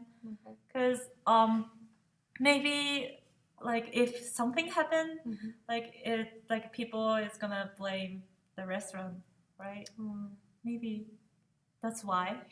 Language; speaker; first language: English; non-native, fluent; Japanese